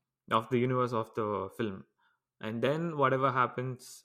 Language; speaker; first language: English; non-native, local second language; Tamil